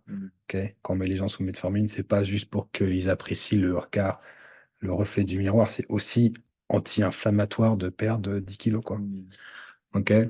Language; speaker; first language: French; native; French